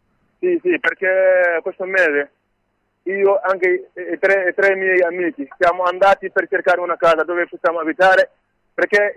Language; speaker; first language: Italian; non-native, learner; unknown